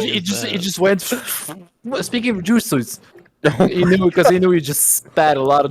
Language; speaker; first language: English; native; English